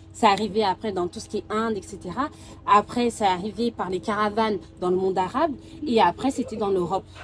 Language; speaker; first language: French; early bilingual, other home language; Soninke